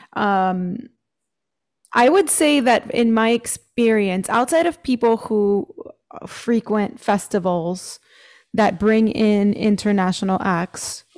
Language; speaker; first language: English; early bilingual, other home language; Spanish